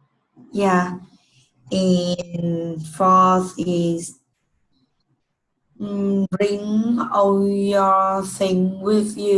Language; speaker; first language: English; non-native, learner; Vietnamese